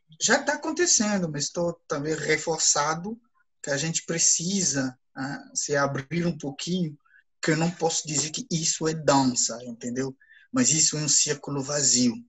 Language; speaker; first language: Portuguese; non-native, fluent; Ewe